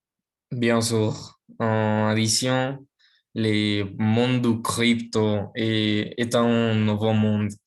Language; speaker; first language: French; non-native, learner; Spanish